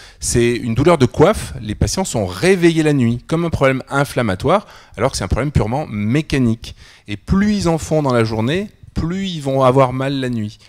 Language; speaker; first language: French; native; French